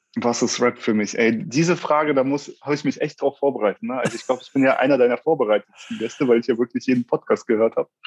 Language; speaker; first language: German; early bilingual, other home language; Russian